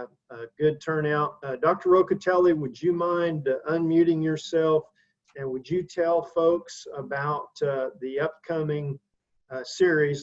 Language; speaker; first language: English; native; English